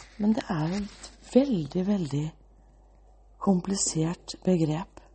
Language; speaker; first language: Norwegian; early bilingual, other home language; Danish